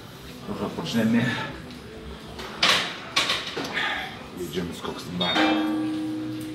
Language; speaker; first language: Polish; non-native, fluent; Lithuanian